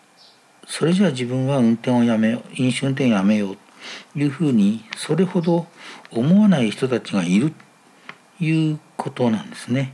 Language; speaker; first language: Japanese; native; Japanese